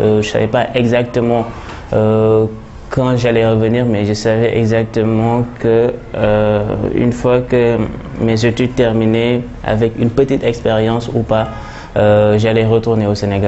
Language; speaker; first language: French; non-native, local second language; Wolof